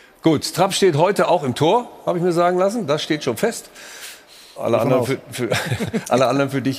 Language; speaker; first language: German; native; German